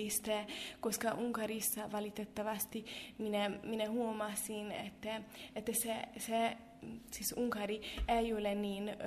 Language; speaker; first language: Finnish; non-native, fluent; Hungarian